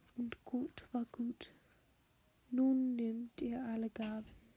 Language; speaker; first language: German; non-native, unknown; English